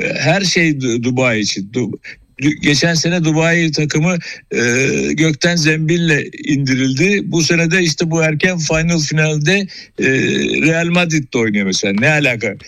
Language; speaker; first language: Turkish; native; Turkish